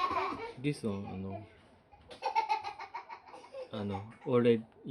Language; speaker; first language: English; non-native, learner; Japanese